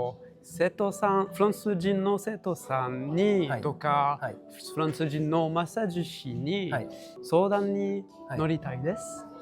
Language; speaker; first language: Japanese; non-native, learner; French